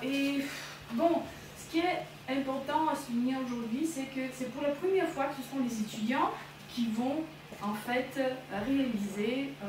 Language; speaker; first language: French; non-native, fluent; Bulgarian